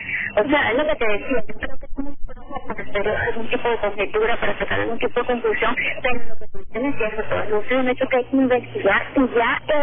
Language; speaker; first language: Spanish; native; Spanish